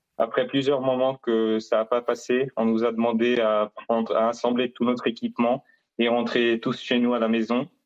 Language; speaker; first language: French; non-native, fluent; Hebrew